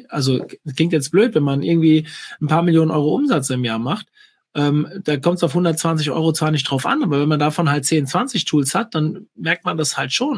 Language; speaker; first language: German; native; German